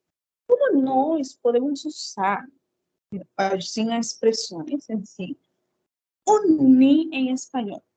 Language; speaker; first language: Portuguese; non-native, fluent; Spanish